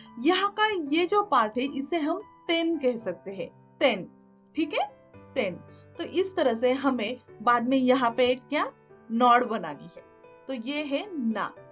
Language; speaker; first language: Hindi; non-native, local second language; Marathi